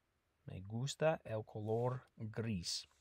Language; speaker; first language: Spanish; non-native, fluent; English